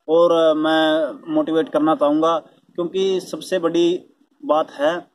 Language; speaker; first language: Hindi; native; Hindi